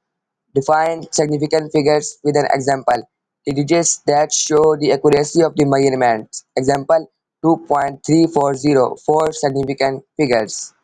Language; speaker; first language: English; non-native, local second language; Urdu